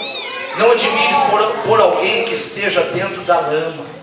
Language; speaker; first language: Portuguese; native; Portuguese